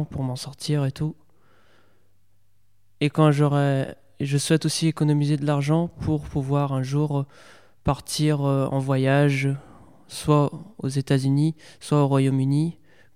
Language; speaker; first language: French; native; French